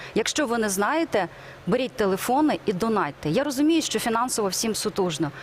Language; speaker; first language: Ukrainian; native; Ukrainian